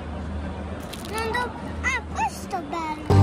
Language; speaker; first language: Italian; early bilingual, other home language; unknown